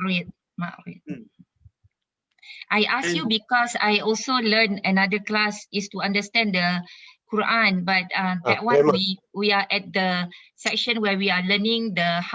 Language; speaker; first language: English; non-native, local second language; Malay